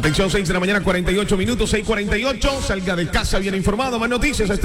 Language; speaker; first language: Spanish; native; Spanish